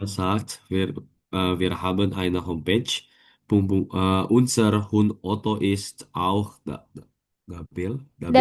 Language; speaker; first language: German; non-native, learner; Indonesian